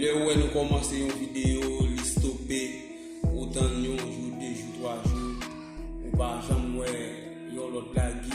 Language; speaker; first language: French; non-native, learner; Haitian Creole